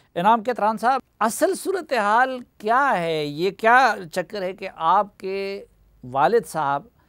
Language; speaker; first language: Urdu; non-native, local second language; Pashto